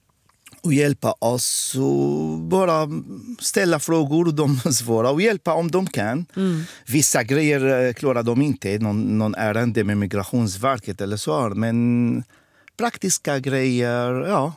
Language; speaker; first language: Swedish; non-native, fluent; Arabic